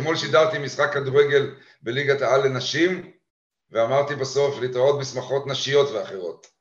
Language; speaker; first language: Hebrew; native; Hebrew